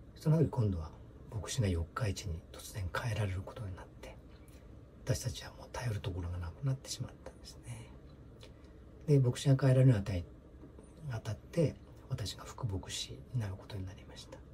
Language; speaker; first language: Japanese; native; Japanese